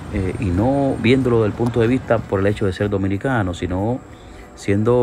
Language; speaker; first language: Spanish; native; Spanish